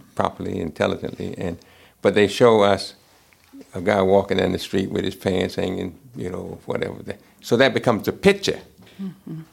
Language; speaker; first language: English; native; English